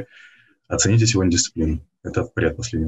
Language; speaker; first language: Russian; native; Russian